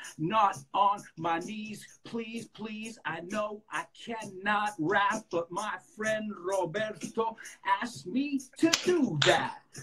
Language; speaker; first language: English; native; English